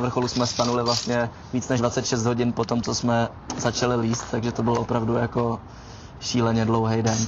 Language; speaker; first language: Czech; native; Czech